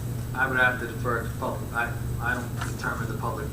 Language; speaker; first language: English; native; English